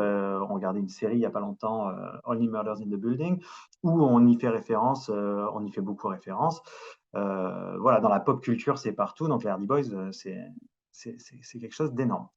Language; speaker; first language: French; native; French